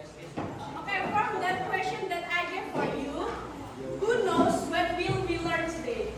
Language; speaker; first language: English; non-native, learner; Indonesian